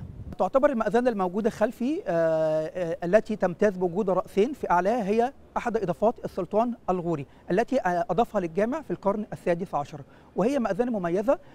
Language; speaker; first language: Arabic; native; Arabic